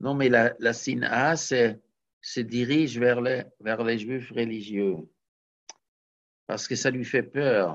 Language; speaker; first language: French; native; French